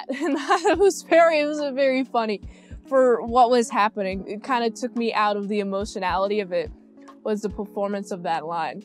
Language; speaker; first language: English; native; English